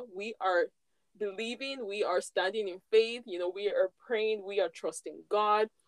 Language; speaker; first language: English; non-native, local second language; Yoruba